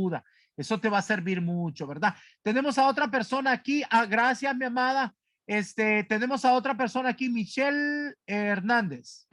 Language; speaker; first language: Spanish; native; Spanish